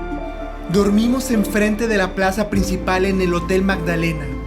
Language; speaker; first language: Spanish; native; Spanish